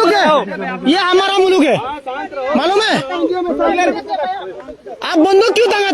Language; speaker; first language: Hindi; non-native, learner; Bangla